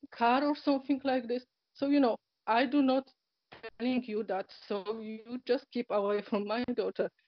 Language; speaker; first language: English; non-native, learner; Polish